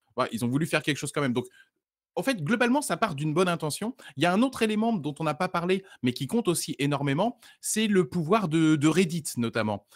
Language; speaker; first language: French; native; French